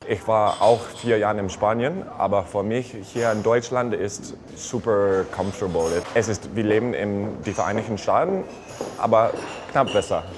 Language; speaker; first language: German; non-native, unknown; English